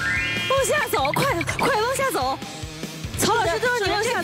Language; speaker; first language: Chinese; native; Chinese